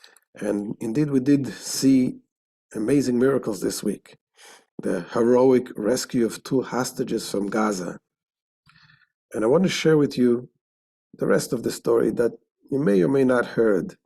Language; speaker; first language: English; non-native, fluent; Hebrew